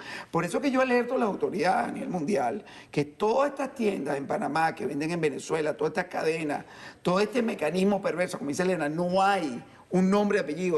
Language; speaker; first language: Spanish; native; Spanish